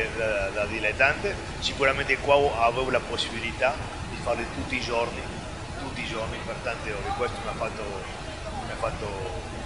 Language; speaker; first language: Italian; non-native, fluent; Spanish